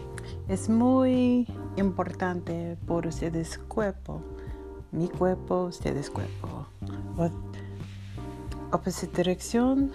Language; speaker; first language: Spanish; non-native, learner; English